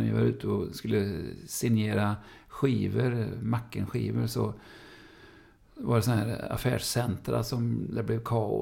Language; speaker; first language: Swedish; native; Swedish